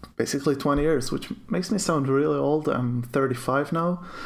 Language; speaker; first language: English; non-native, fluent; Hebrew